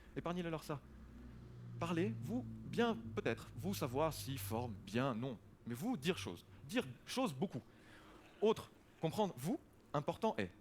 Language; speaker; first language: French; native; French